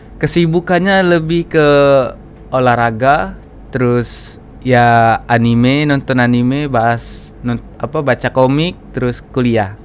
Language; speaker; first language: Indonesian; native; Indonesian